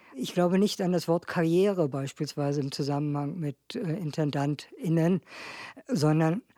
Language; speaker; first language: German; native; German